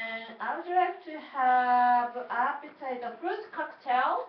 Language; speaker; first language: English; non-native, learner; Japanese